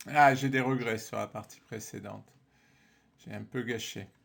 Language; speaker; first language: French; native; French